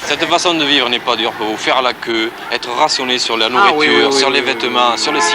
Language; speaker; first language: French; native; French